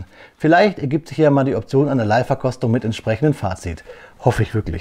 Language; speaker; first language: German; native; German